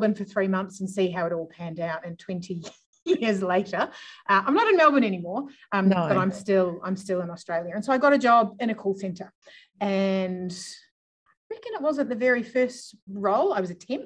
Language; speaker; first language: English; native; English